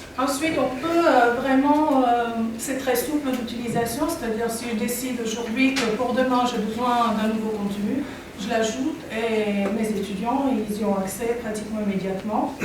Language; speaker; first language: French; non-native, fluent; Slovak